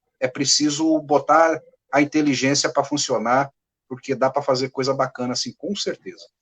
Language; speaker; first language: Portuguese; native; Portuguese